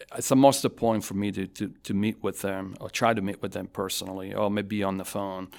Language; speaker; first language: English; non-native, fluent; Italian